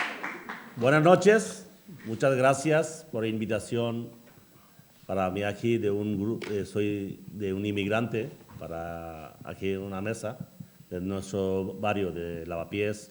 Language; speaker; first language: Spanish; non-native, learner; Bangla